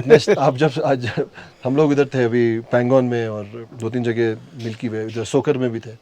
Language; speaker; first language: Hindi; native; Hindi